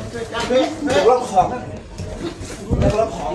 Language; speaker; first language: Thai; native; Thai